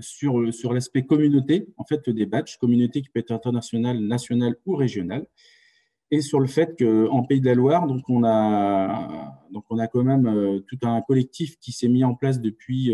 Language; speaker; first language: French; native; French